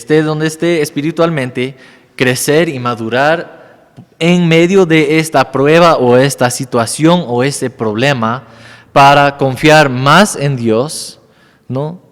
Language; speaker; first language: Spanish; non-native, fluent; English